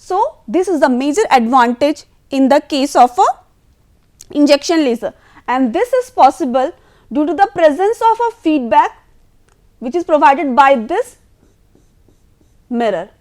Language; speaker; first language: English; non-native, local second language; Hindi